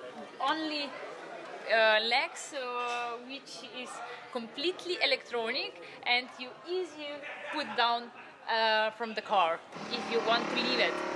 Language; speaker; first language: English; non-native, learner; Slovenian